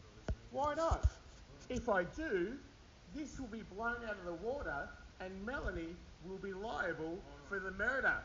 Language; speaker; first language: English; native; English